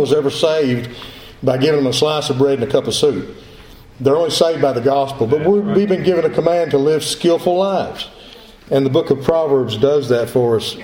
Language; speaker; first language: English; native; English